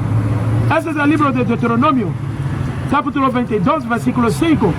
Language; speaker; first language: Spanish; non-native, learner; English